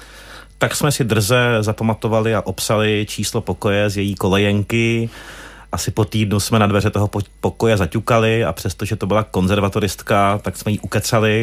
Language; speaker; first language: Czech; native; Czech